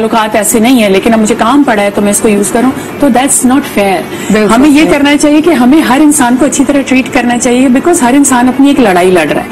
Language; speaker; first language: Urdu; native; Urdu